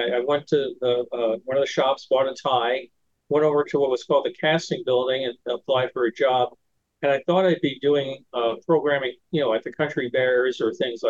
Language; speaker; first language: English; native; English